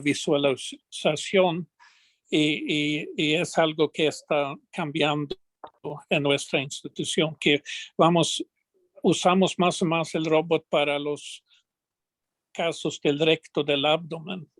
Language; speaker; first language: Spanish; non-native, fluent; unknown